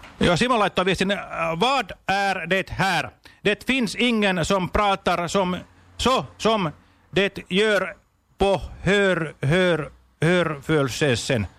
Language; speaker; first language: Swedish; non-native, learner; Finnish